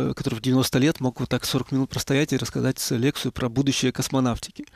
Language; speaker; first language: Russian; native; Russian